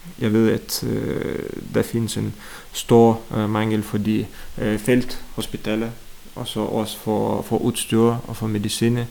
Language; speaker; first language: Danish; non-native, fluent; Russian